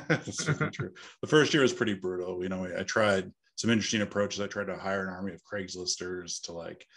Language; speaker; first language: English; native; English